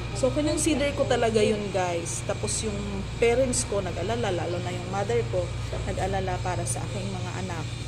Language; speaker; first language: Filipino; non-native, local second language; Cebuano